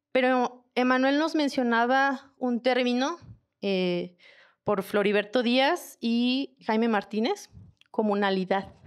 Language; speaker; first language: Spanish; native; Spanish